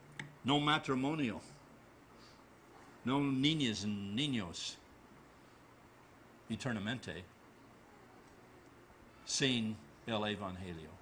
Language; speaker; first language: Spanish; non-native, learner; English